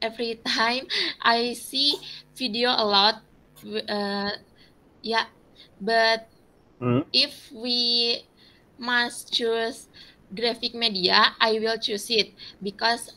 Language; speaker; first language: English; non-native, learner; Indonesian